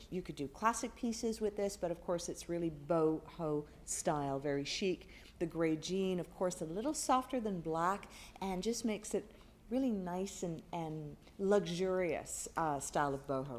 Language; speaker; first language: English; native; English